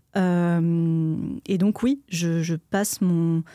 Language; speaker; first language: French; native; French